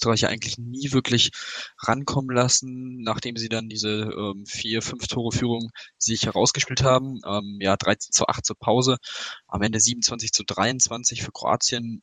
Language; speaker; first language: German; native; German